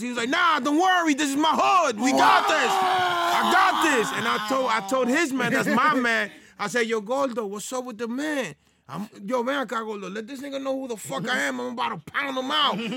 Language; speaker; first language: English; early bilingual, other home language; Spanish